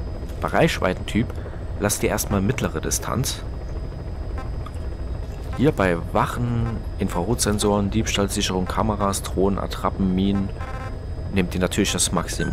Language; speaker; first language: German; native; German